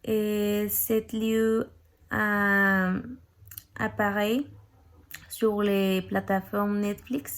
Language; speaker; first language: French; non-native, learner; Spanish